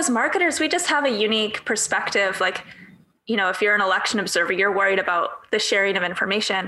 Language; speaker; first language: English; native; English